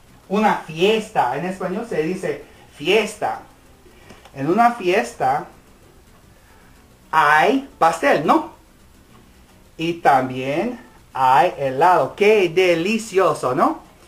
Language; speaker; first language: Spanish; non-native, fluent; English